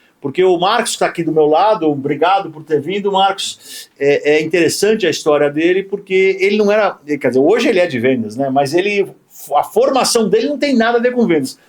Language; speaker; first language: Portuguese; native; Portuguese